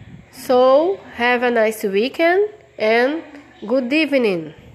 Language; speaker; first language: English; non-native, fluent; Portuguese